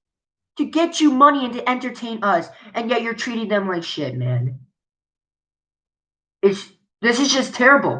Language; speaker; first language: English; native; English